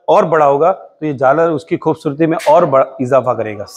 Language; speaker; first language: Hindi; non-native, local second language; Gujarati